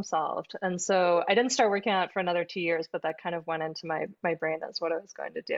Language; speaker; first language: English; native; English